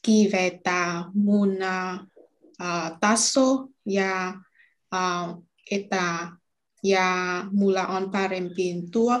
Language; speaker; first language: Finnish; non-native, learner; Vietnamese